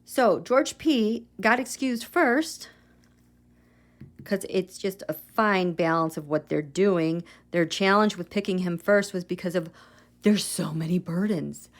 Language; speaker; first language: English; native; English